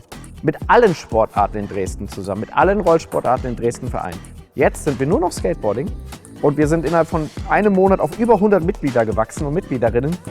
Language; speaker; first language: German; native; German